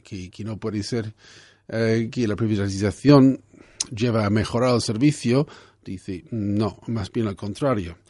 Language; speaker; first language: Spanish; non-native, fluent; English